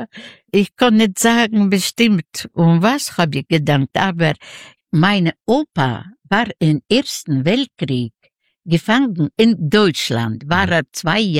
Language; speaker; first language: German; non-native, learner; Yiddish